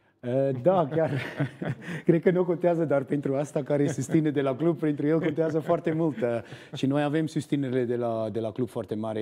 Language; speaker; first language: Romanian; non-native, learner; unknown